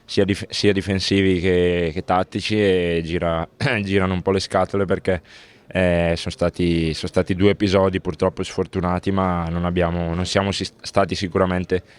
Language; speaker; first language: Italian; native; Italian